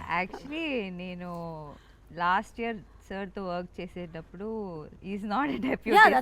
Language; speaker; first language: Telugu; non-native, learner; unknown